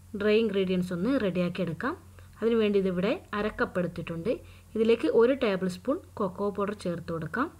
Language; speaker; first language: Malayalam; native; Malayalam